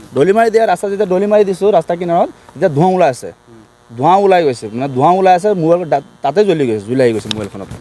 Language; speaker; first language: Assamese; native; Assamese